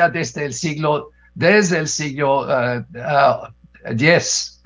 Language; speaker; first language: Spanish; non-native, fluent; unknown